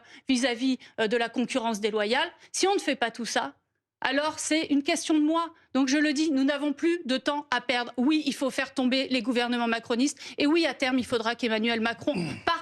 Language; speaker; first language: French; native; French